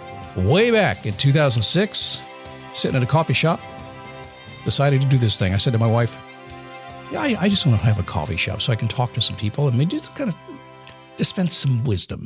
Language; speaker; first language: English; native; English